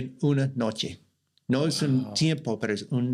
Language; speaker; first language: Spanish; non-native, learner; English